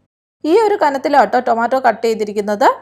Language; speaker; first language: Malayalam; native; Malayalam